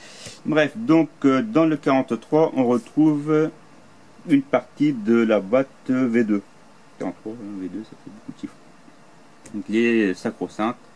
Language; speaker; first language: French; native; French